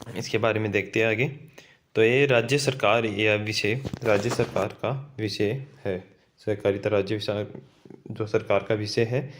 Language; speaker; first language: Hindi; native; Hindi